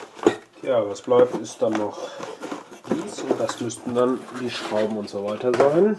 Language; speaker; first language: German; native; German